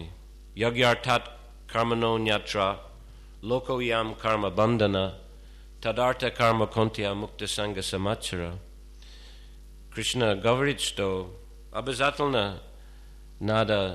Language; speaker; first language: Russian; non-native, fluent; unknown